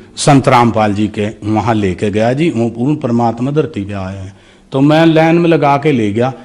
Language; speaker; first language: Hindi; native; Hindi